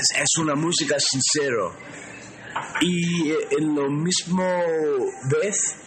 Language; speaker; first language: Spanish; non-native, learner; English